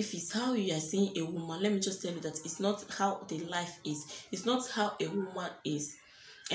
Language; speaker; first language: English; non-native, local second language; French